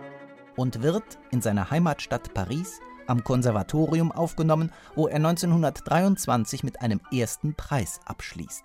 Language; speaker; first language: German; native; German